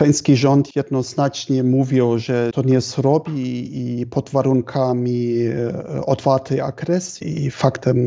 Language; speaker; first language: Polish; non-native, fluent; German